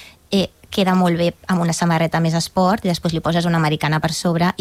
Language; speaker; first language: Catalan; native; Catalan